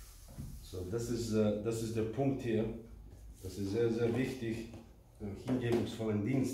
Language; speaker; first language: German; non-native, fluent; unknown